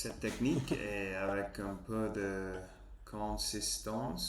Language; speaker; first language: French; non-native, learner; Spanish